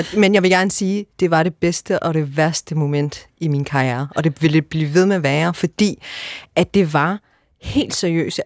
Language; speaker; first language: Danish; early bilingual, other home language; Arabic